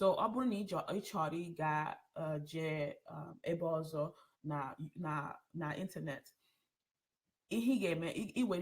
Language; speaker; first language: Igbo; early bilingual, heritage; English